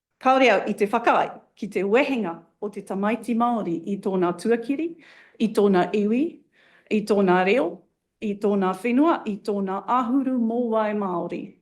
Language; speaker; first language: Māori; non-native, local second language; English